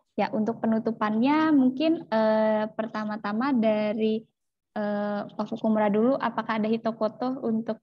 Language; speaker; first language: Indonesian; native; Indonesian